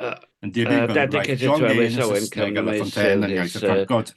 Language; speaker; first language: Welsh; native; Welsh